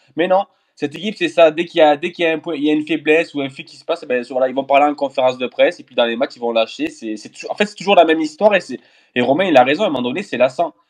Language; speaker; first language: French; native; French